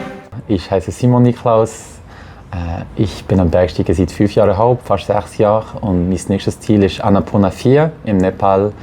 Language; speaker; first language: German; non-native, local second language; French